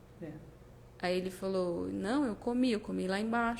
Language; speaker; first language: Portuguese; native; Portuguese